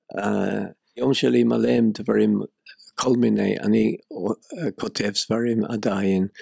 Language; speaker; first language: Hebrew; non-native, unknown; English